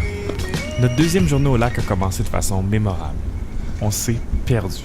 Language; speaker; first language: French; native; French